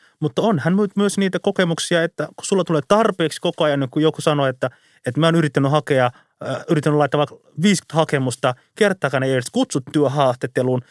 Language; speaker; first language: Finnish; early bilingual, other home language; Somali